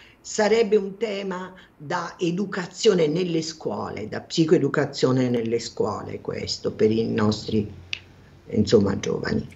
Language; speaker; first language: Italian; native; Italian